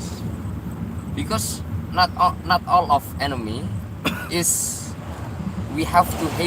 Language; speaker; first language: English; non-native, learner; Indonesian